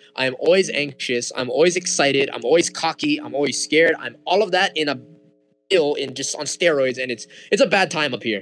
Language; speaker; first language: English; early bilingual, other home language; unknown